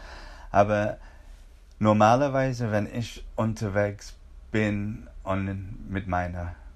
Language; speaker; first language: German; non-native, fluent; English